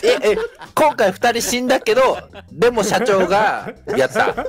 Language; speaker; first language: Japanese; native; Japanese